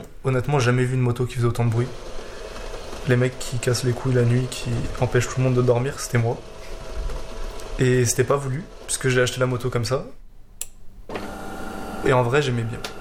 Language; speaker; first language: French; native; French